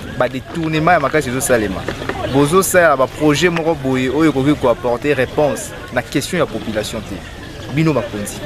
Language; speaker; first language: Lingala; native; Lingala